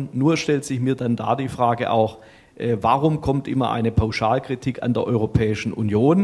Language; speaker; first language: German; native; German